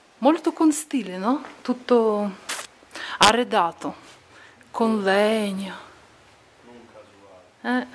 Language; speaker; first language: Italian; non-native, learner; Ukrainian